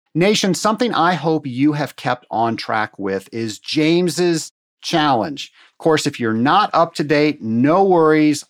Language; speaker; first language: English; native; English